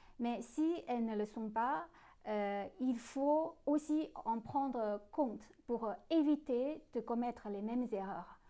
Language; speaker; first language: French; non-native, fluent; Chinese